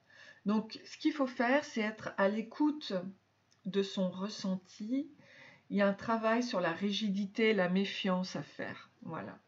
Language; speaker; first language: French; native; French